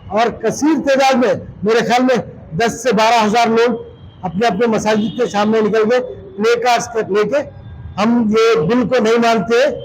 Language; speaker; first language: Urdu; native; Urdu